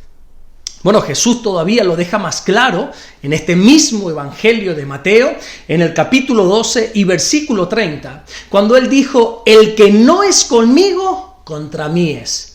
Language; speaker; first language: Spanish; native; Spanish